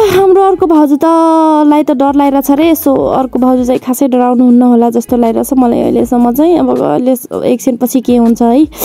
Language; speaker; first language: Nepali; non-native, local second language; Dangaura Tharu